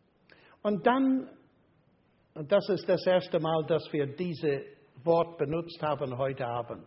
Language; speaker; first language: German; non-native, fluent; English